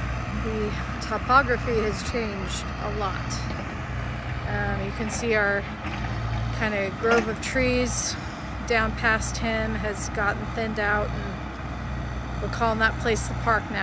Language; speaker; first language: English; native; English